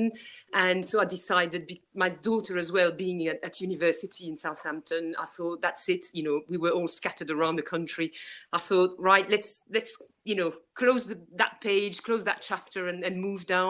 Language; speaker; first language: English; non-native, fluent; French